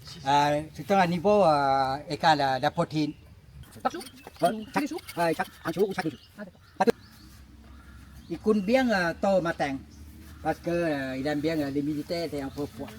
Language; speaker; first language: French; non-native, learner; Thai